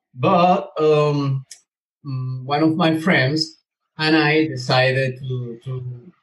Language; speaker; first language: English; non-native, learner; Spanish